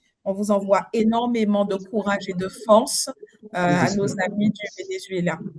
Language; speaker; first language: French; native; French